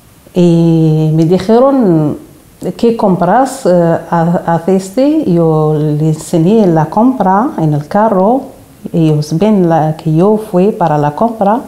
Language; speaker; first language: Spanish; non-native, learner; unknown